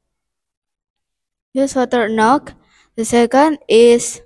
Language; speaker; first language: English; non-native, learner; Indonesian